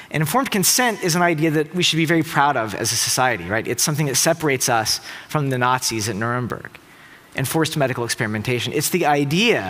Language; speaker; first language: English; native; English